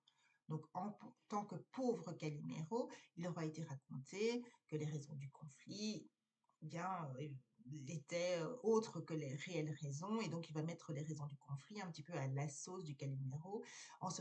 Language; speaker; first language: French; native; French